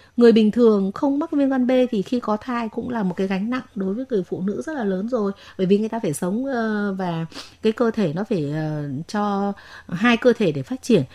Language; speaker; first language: Vietnamese; native; Vietnamese